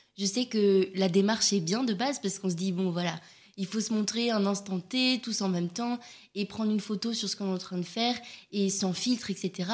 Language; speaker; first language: French; native; French